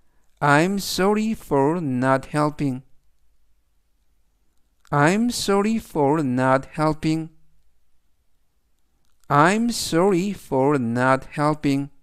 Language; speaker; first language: English; non-native, fluent; Korean